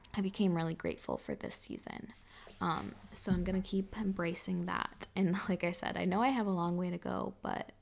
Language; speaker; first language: English; native; English